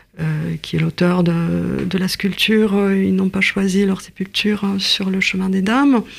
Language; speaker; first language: French; non-native, fluent; Russian